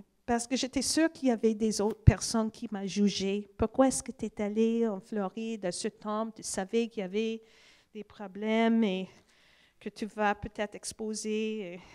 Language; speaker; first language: French; non-native, fluent; English